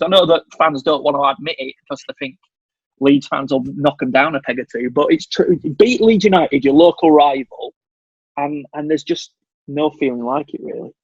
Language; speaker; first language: English; native; English